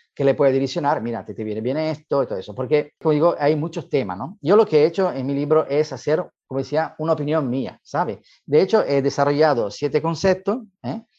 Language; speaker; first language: Spanish; non-native, fluent; Italian